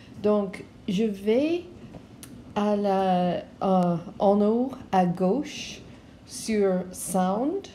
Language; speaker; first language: French; non-native, learner; English